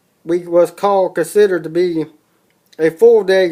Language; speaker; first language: English; native; English